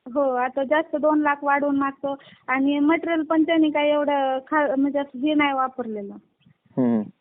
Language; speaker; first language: Marathi; native; Marathi